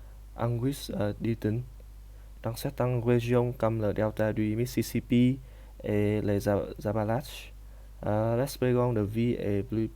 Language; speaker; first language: French; non-native, learner; Vietnamese